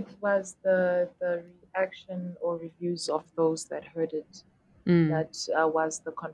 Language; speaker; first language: English; non-native, local second language; Xhosa